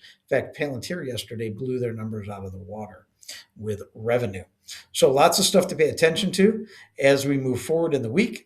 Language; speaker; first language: English; native; English